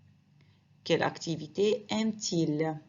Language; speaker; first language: French; non-native, fluent; Arabic